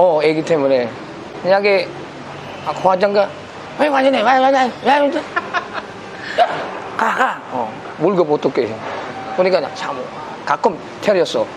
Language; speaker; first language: Korean; non-native, learner; Filipino